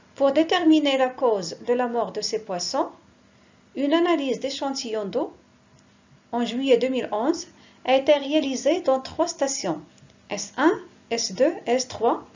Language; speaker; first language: French; non-native, local second language; Arabic